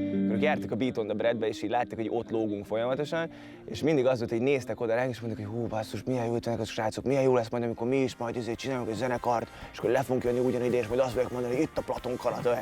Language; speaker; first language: Hungarian; native; Hungarian